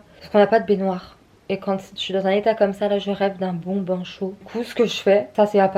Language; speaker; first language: French; native; French